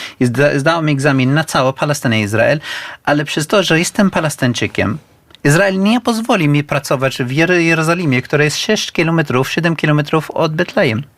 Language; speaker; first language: Polish; non-native, learner; Arabic